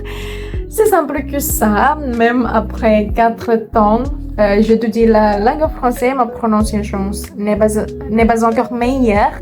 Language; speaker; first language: French; non-native, learner; Indonesian